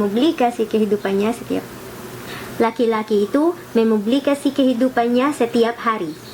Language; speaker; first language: Indonesian; non-native, learner; Filipino